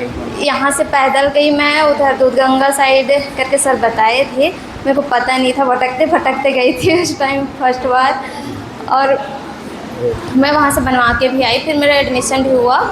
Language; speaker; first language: Hindi; native; Hindi